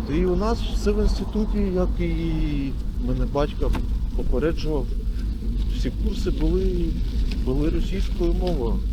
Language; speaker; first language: Ukrainian; non-native, local second language; Russian